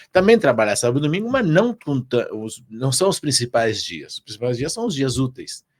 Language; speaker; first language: Portuguese; early bilingual, other home language; Spanish